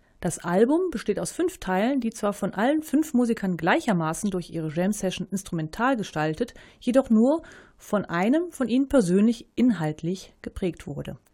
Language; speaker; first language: German; native; German